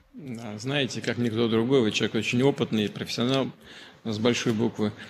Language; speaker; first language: Russian; native; Russian